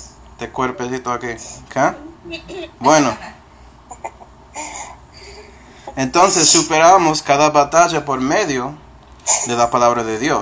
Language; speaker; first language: Spanish; non-native, fluent; English